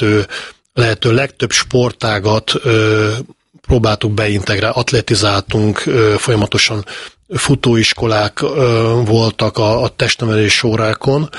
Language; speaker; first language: Hungarian; native; Hungarian